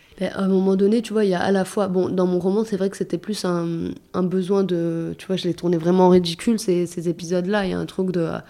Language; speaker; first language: French; early bilingual, other home language; Arabic